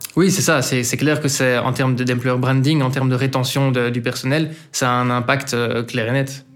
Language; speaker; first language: French; native; French